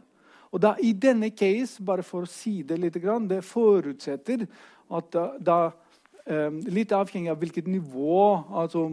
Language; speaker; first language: Norwegian; non-native, fluent; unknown